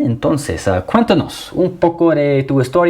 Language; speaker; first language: Spanish; non-native, fluent; English